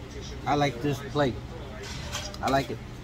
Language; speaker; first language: English; non-native, fluent; Vietnamese